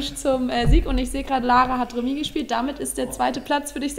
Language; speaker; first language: German; native; German